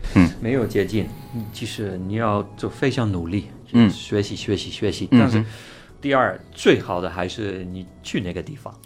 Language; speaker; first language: Chinese; non-native, fluent; English